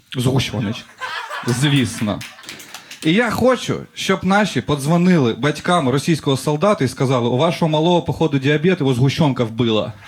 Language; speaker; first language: Ukrainian; non-native, local second language; Russian